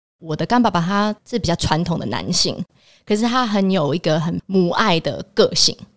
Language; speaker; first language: Chinese; early bilingual, heritage; Chinese